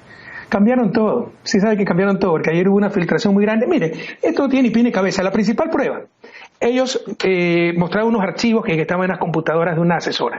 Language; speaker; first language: Spanish; native; Spanish